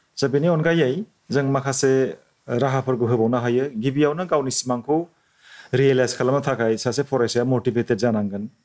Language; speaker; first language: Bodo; native; Bodo